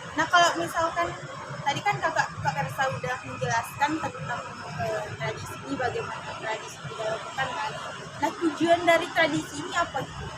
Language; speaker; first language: Indonesian; native; Indonesian